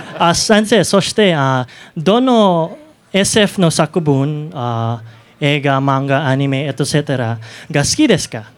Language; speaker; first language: Japanese; non-native, learner; English